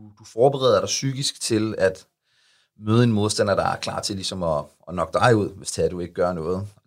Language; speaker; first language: Danish; early bilingual, other home language; Arabic